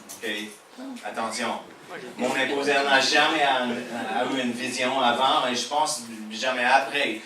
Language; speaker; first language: French; non-native, fluent; English